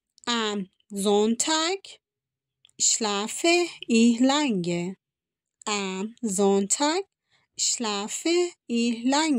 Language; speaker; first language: German; non-native, fluent; Persian